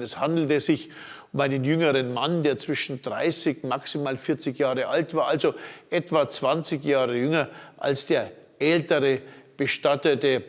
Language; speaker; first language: German; native; German